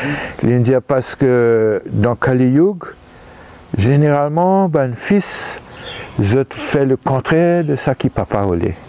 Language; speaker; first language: French; non-native, local second language; Morisyen